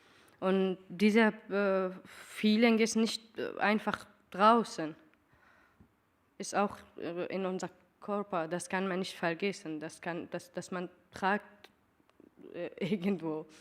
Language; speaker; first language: German; non-native, learner; Persian